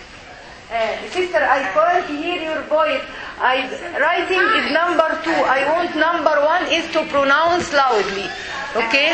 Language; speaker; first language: English; non-native, fluent; Arabic